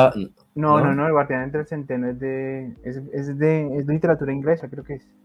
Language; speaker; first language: Spanish; native; Spanish